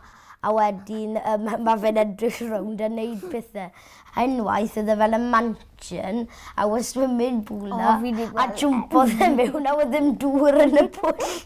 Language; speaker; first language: Welsh; native; Welsh